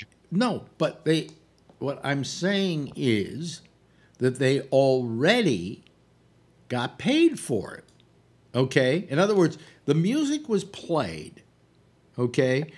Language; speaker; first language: English; native; English